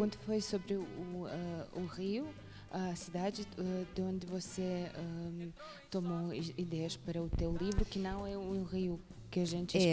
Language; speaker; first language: Portuguese; non-native, fluent; Serbian